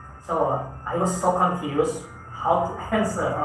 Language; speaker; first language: English; non-native, fluent; Indonesian